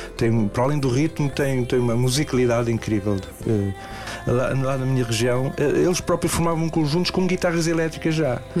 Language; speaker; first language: Portuguese; native; Portuguese